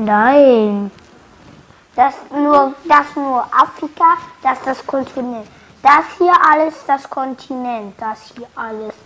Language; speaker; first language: German; non-native, learner; French